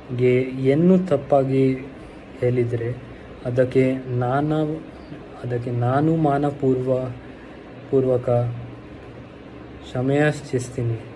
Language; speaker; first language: Kannada; non-native, local second language; Hindi